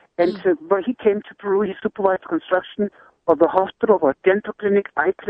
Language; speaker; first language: English; non-native, fluent; German